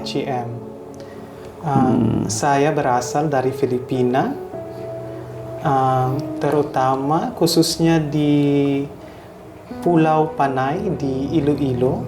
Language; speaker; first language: Indonesian; non-native, fluent; Hiligaynon